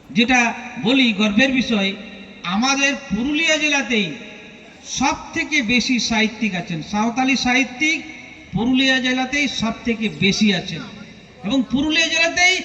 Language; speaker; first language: Bangla; non-native, local second language; Santali